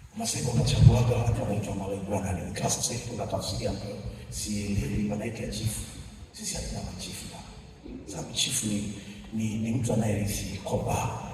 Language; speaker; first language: Swahili; non-native, local second language; Masai